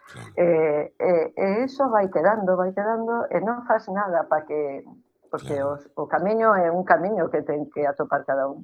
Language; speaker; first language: Galician; non-native, local second language; Spanish